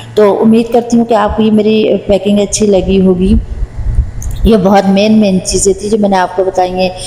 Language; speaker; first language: Urdu; non-native, local second language; Punjabi